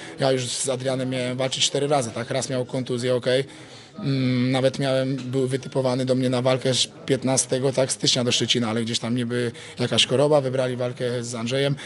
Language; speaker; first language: Polish; native; Polish